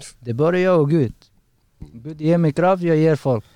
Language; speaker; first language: Swedish; non-native, learner; Persian